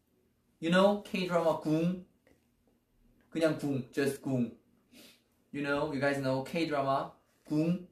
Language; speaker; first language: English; non-native, learner; Korean